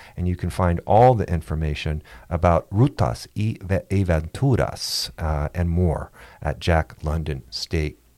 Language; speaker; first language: English; native; English